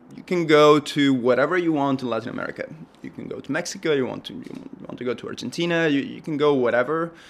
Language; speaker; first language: English; non-native, fluent; Spanish